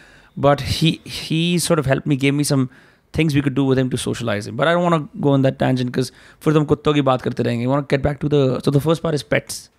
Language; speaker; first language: English; non-native, local second language; Hindi